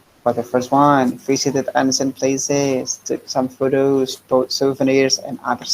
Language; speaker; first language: English; non-native, fluent; Indonesian